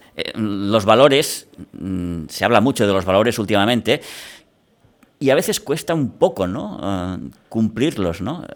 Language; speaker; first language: Spanish; non-native, local second language; Catalan